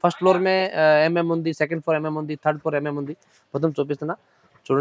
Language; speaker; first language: Telugu; non-native, local second language; Hindi